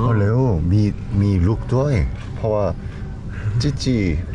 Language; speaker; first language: Thai; non-native, learner; Korean